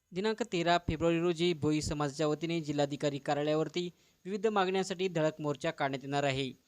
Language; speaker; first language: Marathi; native; Marathi